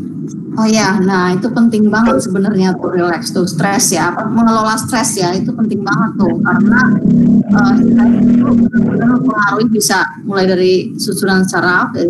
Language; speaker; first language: Indonesian; native; Indonesian